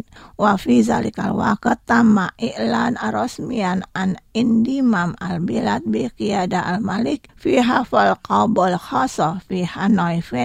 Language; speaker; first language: Arabic; non-native, fluent; Indonesian